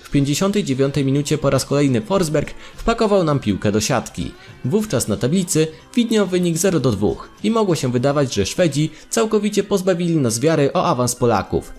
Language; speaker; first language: Polish; native; Polish